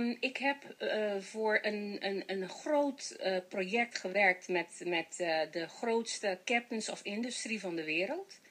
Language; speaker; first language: Dutch; non-native, local second language; Papiamento